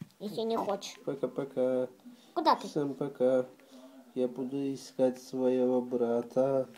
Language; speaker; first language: Russian; early bilingual, heritage; Russian